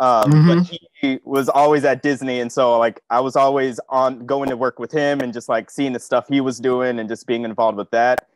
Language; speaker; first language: English; native; English